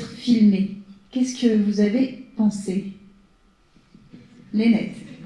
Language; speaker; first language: French; native; French